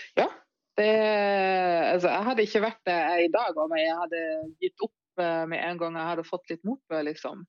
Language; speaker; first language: Norwegian; non-native, fluent; German